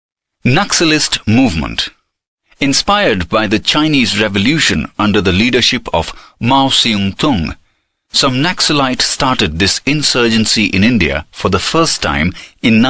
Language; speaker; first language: English; non-native, local second language; Gujarati